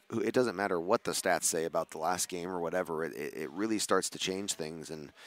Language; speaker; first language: English; native; English